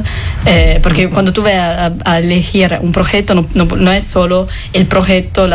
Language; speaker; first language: Spanish; non-native, fluent; Italian